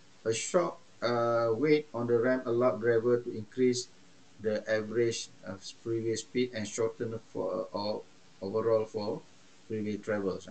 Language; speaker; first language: English; non-native, local second language; Malay